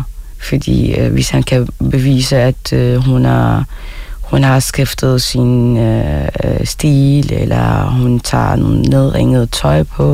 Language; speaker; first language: Danish; non-native, fluent; Arabic